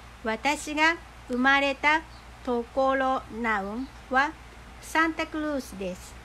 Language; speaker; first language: Japanese; non-native, fluent; Filipino